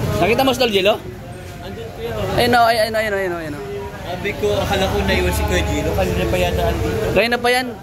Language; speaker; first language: Filipino; native; Filipino